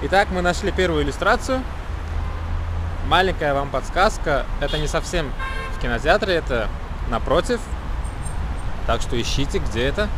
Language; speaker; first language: Russian; non-native, local second language; Uzbek